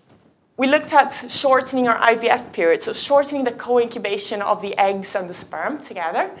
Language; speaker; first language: English; native; English